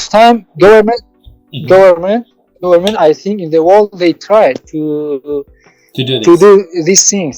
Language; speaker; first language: English; non-native, learner; Tajik